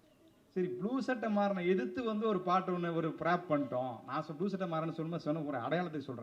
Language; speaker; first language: Tamil; native; Tamil